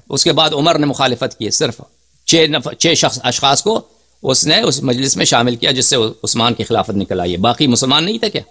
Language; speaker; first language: Urdu; non-native, fluent; Persian